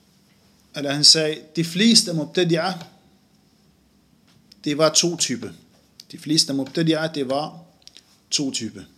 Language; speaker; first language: Danish; non-native, fluent; Arabic